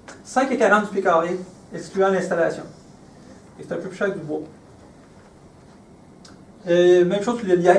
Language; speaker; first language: French; native; French